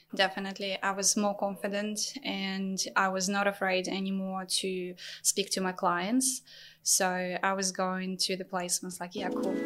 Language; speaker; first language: English; non-native, fluent; Ukrainian